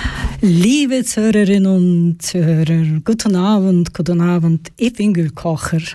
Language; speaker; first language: German; non-native, learner; Georgian